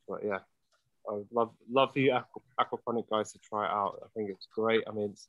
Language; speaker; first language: English; native; English